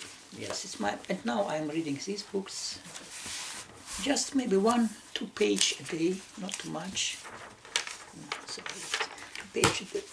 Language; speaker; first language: English; non-native, learner; Russian